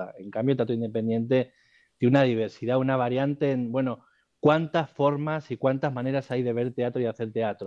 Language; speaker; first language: Spanish; native; Spanish